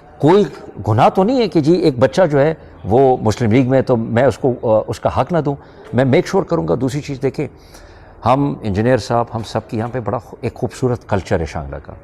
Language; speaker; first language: Urdu; non-native, local second language; Pashto